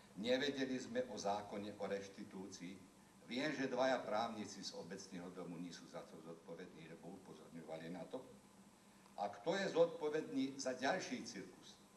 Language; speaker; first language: Slovak; early bilingual, heritage; Slovak